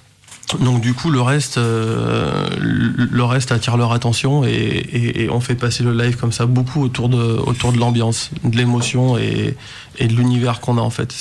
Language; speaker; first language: French; native; French